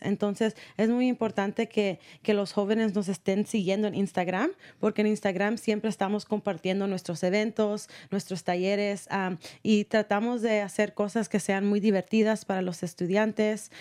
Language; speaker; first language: Spanish; early bilingual, heritage; Spanish